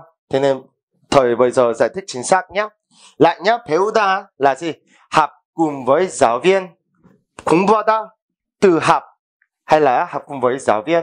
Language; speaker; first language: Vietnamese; non-native, fluent; Korean